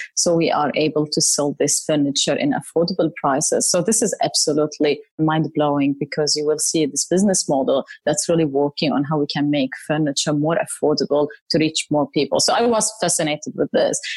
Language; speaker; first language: English; non-native, fluent; Arabic